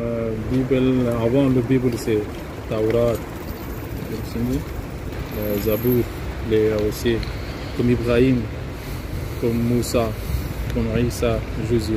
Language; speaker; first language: French; non-native, learner; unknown